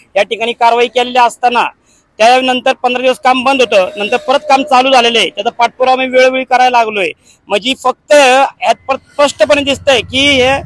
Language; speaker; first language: Marathi; native; Marathi